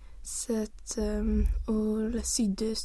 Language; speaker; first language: French; non-native, learner; Swedish